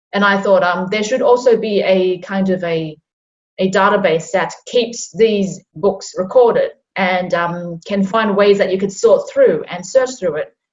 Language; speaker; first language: English; non-native, local second language; Cantonese